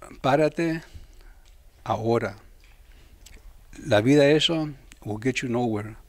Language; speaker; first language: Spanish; early bilingual, heritage; Spanish